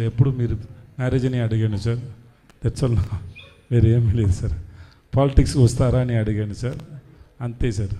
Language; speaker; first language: Telugu; non-native, learner; Tamil